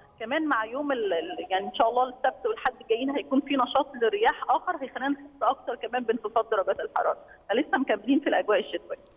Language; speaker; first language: Egyptian Arabic; native; Egyptian Arabic